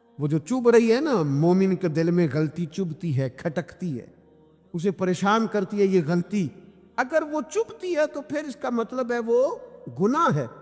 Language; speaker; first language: Urdu; non-native, local second language; Punjabi